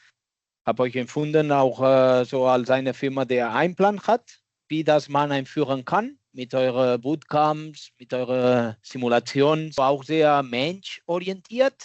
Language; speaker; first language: German; non-native, fluent; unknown